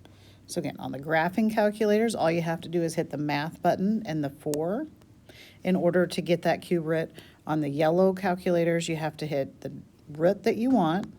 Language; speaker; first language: English; native; English